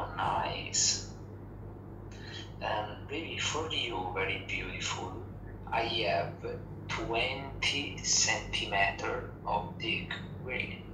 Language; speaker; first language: English; non-native, learner; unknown